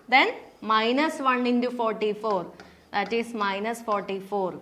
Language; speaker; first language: English; non-native, local second language; Malayalam